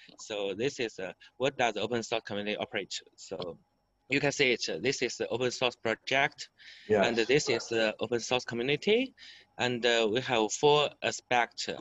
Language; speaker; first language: English; non-native, learner; Chinese